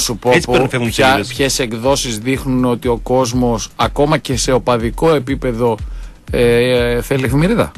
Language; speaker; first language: Greek; native; Greek